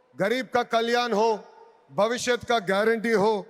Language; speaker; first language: Hindi; non-native, local second language; Telugu